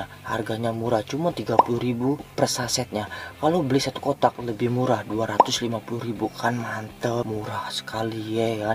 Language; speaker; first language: Indonesian; native; Indonesian